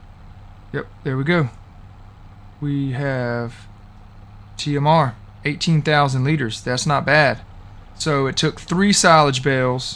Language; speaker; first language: English; native; English